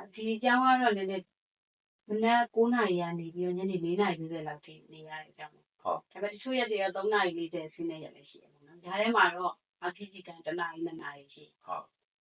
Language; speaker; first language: Burmese; native; Burmese